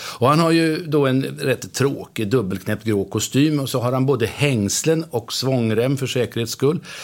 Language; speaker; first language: Swedish; native; Swedish